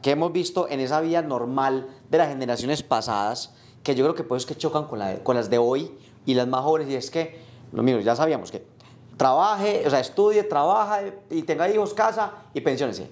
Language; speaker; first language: Spanish; native; Spanish